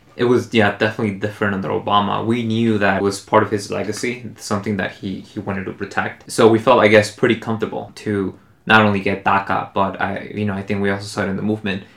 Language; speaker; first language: English; early bilingual, other home language; Spanish